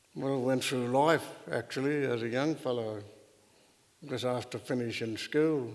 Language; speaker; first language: English; native; English